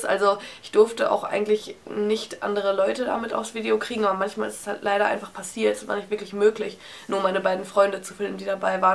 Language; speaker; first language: German; native; German